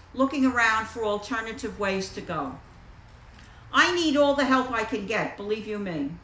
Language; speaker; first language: English; native; English